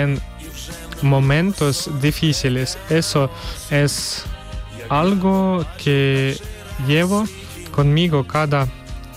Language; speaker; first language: Spanish; non-native, learner; Ukrainian